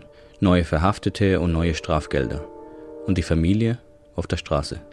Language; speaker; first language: German; native; German